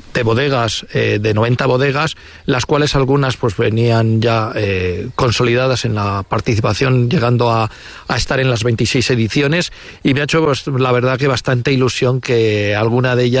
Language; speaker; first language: Spanish; native; Spanish